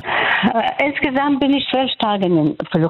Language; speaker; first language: German; non-native, fluent; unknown